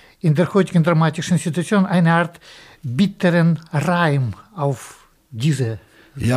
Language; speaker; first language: German; non-native, fluent; Russian